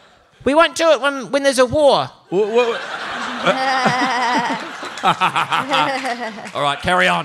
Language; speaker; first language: English; native; English